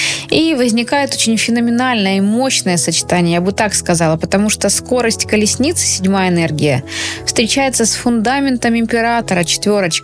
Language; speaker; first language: Russian; native; Russian